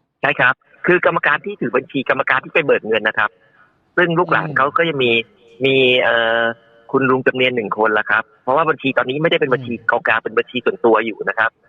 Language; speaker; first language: Thai; native; Thai